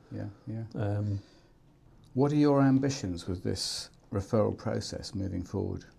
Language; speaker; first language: English; native; English